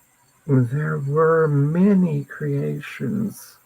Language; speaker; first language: English; native; English